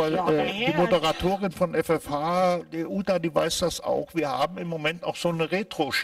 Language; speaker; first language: German; native; German